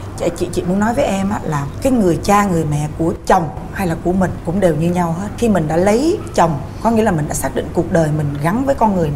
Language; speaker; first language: Vietnamese; native; Vietnamese